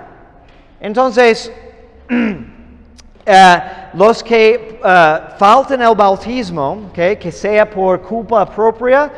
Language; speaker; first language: Spanish; non-native, fluent; English